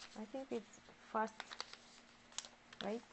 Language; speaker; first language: English; non-native, learner; Japanese